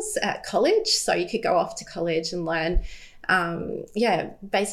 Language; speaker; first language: English; native; English